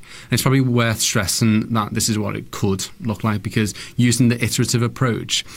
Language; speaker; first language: English; native; English